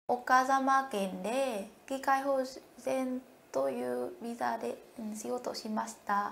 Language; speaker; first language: Japanese; non-native, learner; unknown